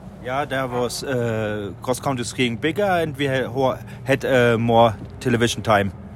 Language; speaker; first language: English; non-native, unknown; German